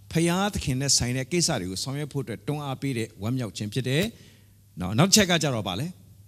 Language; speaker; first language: Burmese; non-native, local second language; Hakha Chin